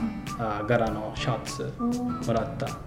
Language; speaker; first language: Japanese; non-native, fluent; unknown